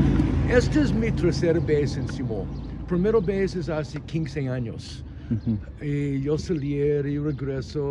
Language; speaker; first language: Spanish; non-native, learner; English